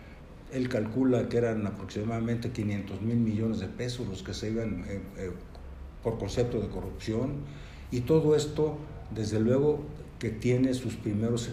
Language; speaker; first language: Spanish; native; Spanish